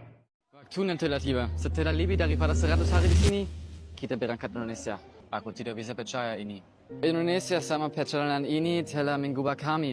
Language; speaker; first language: Indonesian; non-native, learner; German